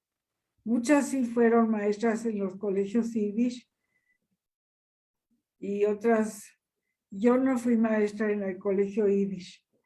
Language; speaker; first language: Spanish; early bilingual, other home language; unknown